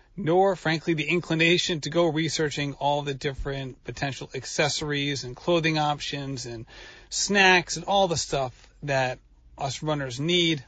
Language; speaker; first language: English; native; English